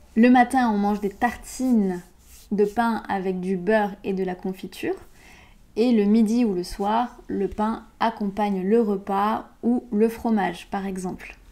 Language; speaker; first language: French; native; French